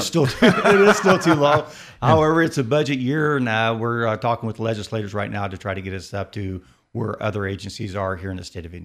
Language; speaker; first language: English; native; English